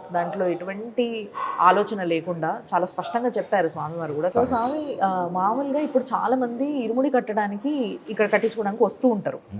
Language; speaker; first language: Telugu; native; Telugu